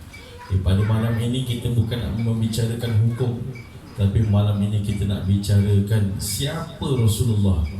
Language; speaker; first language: Malay; native; Malay